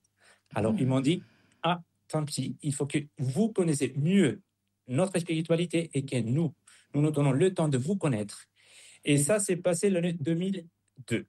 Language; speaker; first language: French; non-native, fluent; Spanish